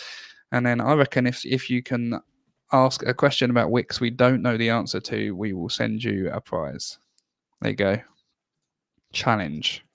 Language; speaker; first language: English; native; English